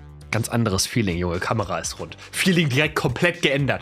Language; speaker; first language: German; native; German